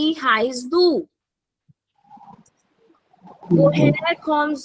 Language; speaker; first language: German; non-native, fluent; Hindi